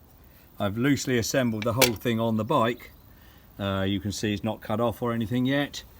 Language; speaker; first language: English; native; English